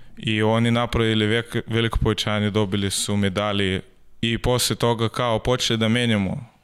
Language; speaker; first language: Serbian; non-native, learner; Russian